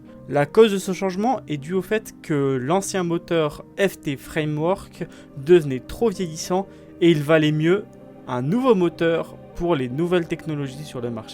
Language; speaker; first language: French; native; French